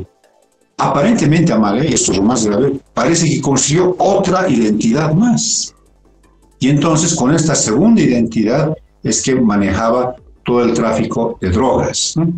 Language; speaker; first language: Spanish; native; Spanish